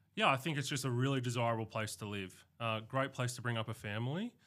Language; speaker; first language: English; native; English